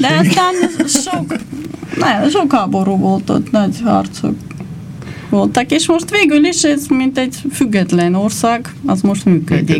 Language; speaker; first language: Hungarian; non-native, fluent; Armenian